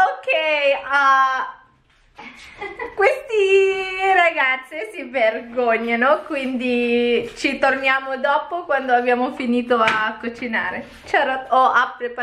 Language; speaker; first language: Italian; non-native, fluent; Filipino